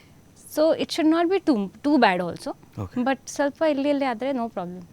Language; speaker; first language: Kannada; non-native, learner; Hindi